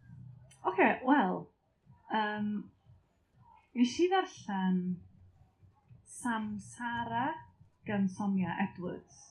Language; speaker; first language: Welsh; native; Welsh